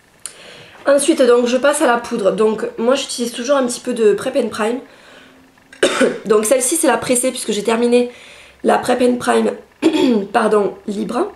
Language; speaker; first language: French; native; French